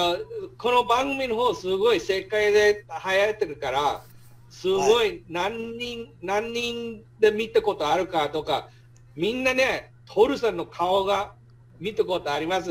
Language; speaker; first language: Japanese; non-native, fluent; English